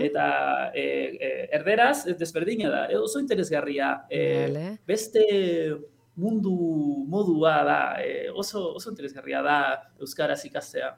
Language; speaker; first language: Basque; non-native, learner; Spanish